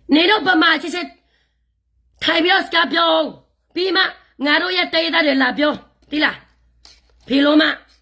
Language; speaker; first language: Burmese; non-native, local second language; Karen languages